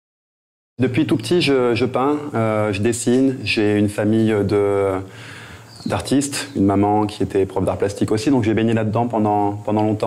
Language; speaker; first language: French; native; French